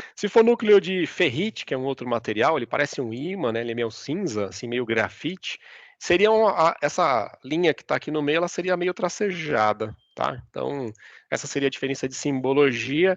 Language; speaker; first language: Portuguese; native; Portuguese